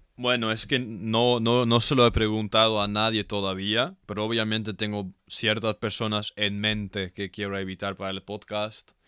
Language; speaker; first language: Spanish; non-native, fluent; Dutch